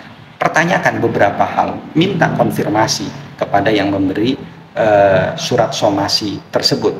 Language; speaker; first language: Indonesian; native; Indonesian